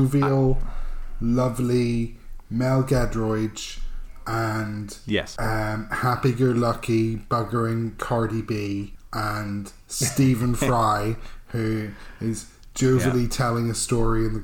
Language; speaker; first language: English; native; English